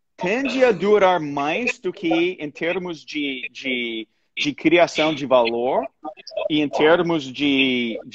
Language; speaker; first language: Portuguese; non-native, fluent; English